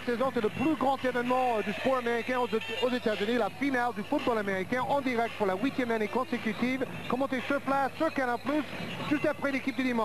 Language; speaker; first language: French; native; French